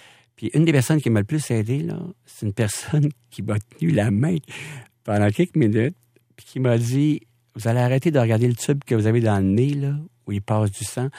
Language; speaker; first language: French; native; French